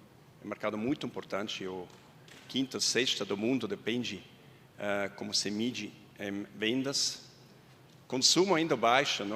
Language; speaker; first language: Portuguese; non-native, fluent; Swiss German